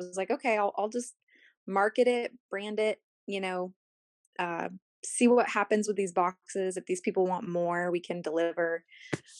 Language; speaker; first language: English; native; English